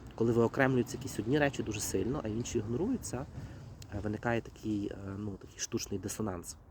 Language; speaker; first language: Ukrainian; native; Ukrainian